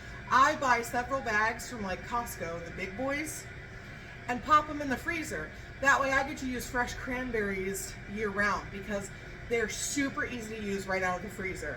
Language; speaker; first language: English; native; English